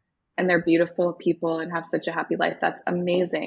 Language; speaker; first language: English; native; English